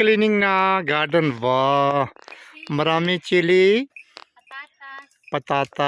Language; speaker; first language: Filipino; non-native, learner; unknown